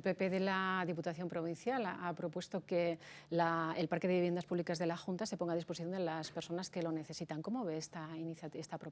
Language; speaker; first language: Spanish; native; Spanish